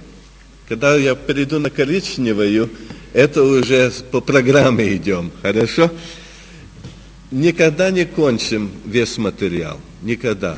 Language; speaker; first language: Russian; early bilingual, heritage; Russian